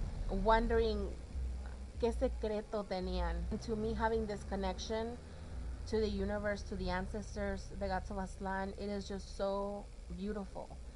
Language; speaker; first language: English; early bilingual, other home language; Spanish